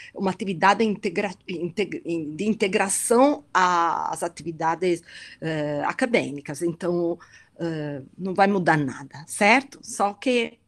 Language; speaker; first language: Portuguese; non-native, fluent; Italian